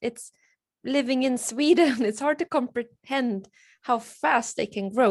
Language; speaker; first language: English; non-native, fluent; Swedish